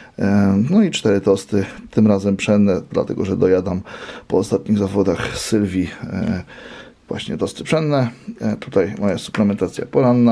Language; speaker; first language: Polish; native; Polish